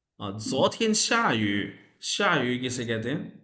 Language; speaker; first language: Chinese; non-native, fluent; Urdu